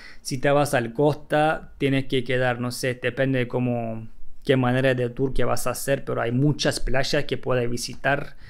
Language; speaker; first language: Spanish; non-native, fluent; Turkish